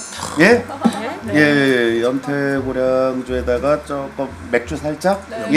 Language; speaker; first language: Korean; native; Korean